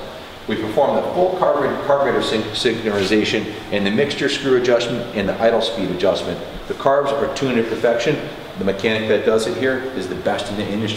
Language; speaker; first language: English; native; English